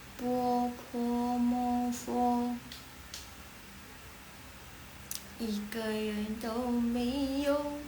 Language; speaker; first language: Chinese; non-native, fluent; Indonesian